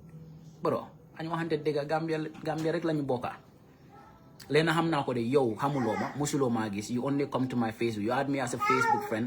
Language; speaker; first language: English; non-native, local second language; Wolof